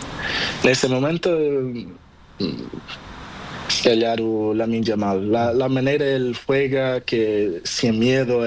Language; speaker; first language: Spanish; non-native, learner; Portuguese